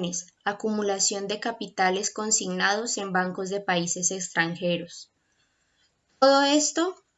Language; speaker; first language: Spanish; native; Spanish